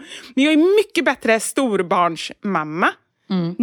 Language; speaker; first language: Swedish; native; Swedish